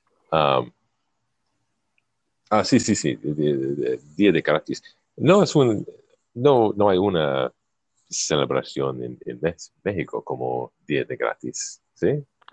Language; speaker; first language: Spanish; non-native, learner; English